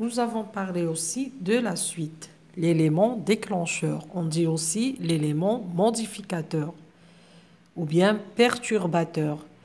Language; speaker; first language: French; non-native, local second language; Arabic